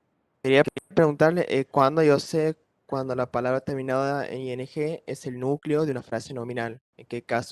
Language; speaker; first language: Spanish; native; Spanish